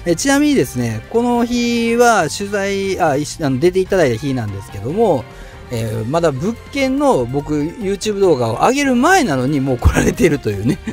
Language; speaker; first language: Japanese; native; Japanese